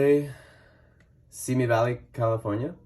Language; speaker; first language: Spanish; non-native, learner; English